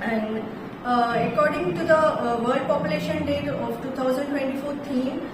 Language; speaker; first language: English; non-native, local second language; Telugu